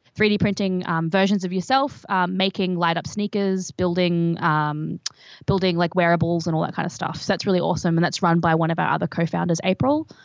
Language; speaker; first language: English; native; English